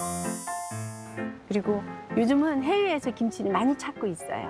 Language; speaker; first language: Korean; native; Korean